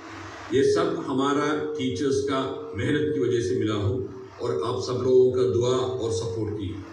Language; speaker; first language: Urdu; non-native, local second language; Malayalam